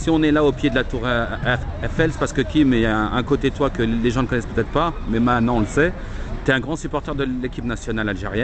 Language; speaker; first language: French; native; French